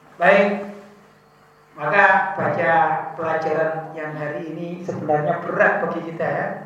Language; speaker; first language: Indonesian; non-native, local second language; Javanese